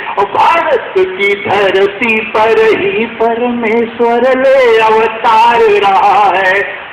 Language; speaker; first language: Hindi; native; Hindi